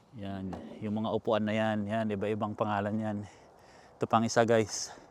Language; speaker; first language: Filipino; native; Filipino